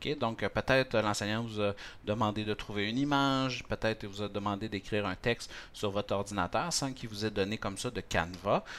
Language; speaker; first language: French; native; French